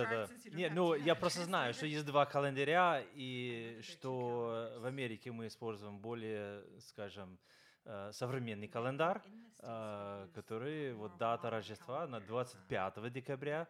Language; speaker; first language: Russian; non-native, fluent; English